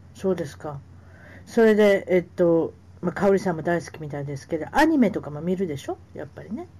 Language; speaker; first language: Japanese; native; Japanese